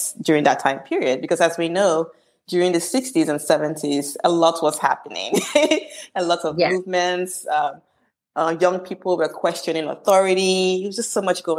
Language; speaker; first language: English; non-native, local second language; Igbo